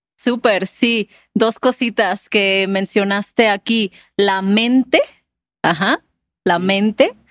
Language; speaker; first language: Spanish; native; Spanish